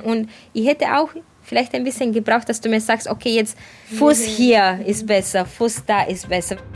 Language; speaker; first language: German; non-native, fluent; Romanian